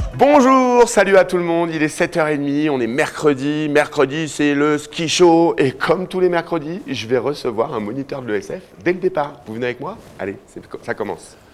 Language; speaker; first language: French; native; French